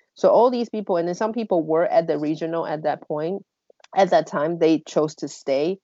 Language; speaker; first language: English; non-native, fluent; Chinese